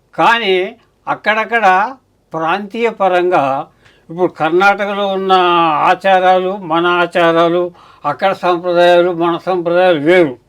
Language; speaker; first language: Telugu; native; Telugu